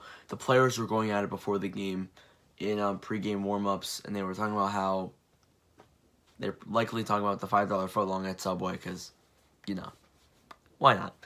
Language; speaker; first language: English; native; English